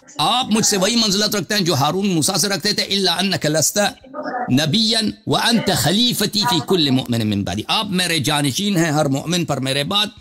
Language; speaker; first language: Urdu; native; Urdu